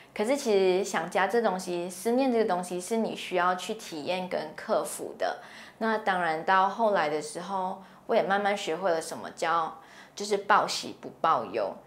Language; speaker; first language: Chinese; native; Chinese